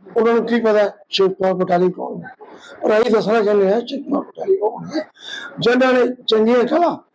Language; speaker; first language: Punjabi; native; Punjabi